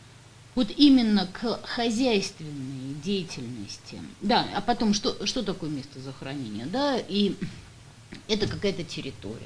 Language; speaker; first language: Russian; native; Russian